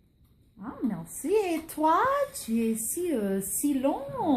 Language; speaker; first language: French; non-native, learner; English